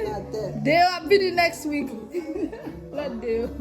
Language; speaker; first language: English; non-native, learner; Haitian Creole